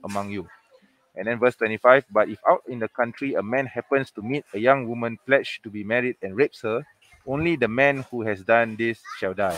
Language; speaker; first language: English; non-native, local second language; Malay